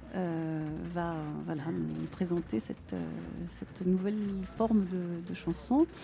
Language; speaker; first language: French; non-native, fluent; Arabic